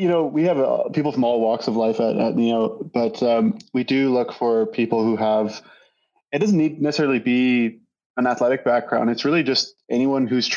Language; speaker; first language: English; native; English